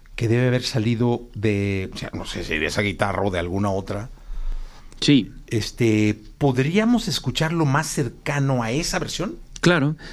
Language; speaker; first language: Spanish; native; Spanish